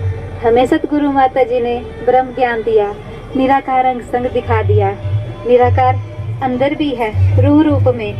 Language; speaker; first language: Hindi; native; Hindi